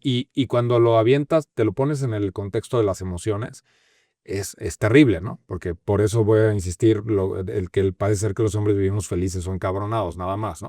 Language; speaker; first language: Spanish; native; Spanish